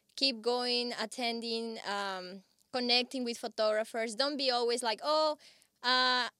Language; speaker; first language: English; non-native, fluent; Spanish